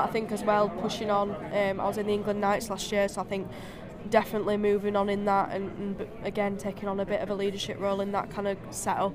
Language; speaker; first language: English; native; English